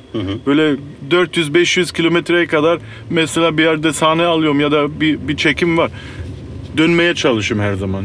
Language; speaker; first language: Turkish; early bilingual, heritage; Turkish